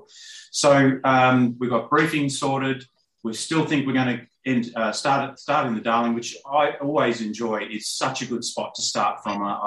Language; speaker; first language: English; native; English